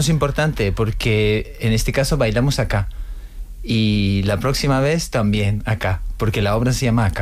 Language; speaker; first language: Spanish; non-native, fluent; French